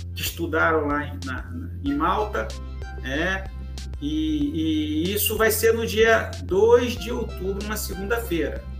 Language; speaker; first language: Portuguese; native; Portuguese